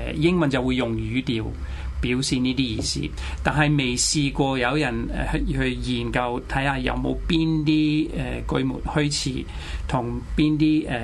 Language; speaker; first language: Cantonese; non-native, fluent; English